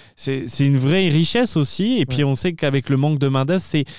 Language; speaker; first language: French; native; French